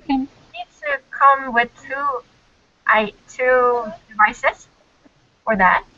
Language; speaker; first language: English; non-native, learner; Korean